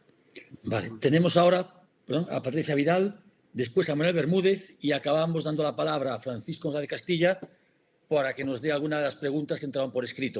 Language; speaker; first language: Spanish; native; Spanish